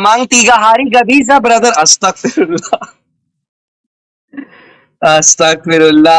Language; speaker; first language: Indonesian; non-native, fluent; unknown